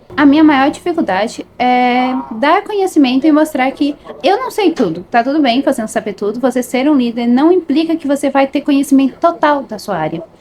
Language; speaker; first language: Portuguese; native; Portuguese